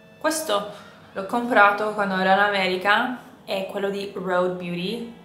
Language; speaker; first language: Italian; non-native, fluent; English